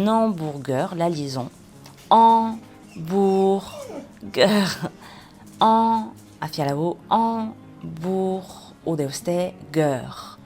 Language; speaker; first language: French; non-native, fluent; Spanish